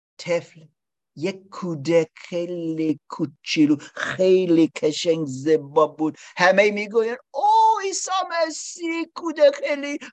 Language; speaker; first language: Persian; non-native, learner; English